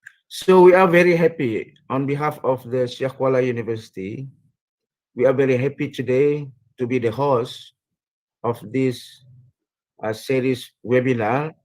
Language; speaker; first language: English; non-native, fluent; Indonesian